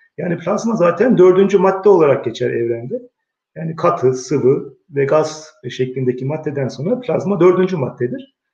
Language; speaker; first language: Turkish; early bilingual, heritage; Turkish